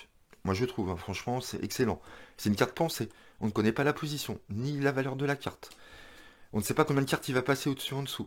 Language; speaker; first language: French; native; French